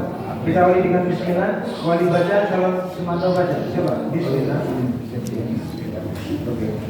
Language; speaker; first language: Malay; non-native, local second language; Minangkabau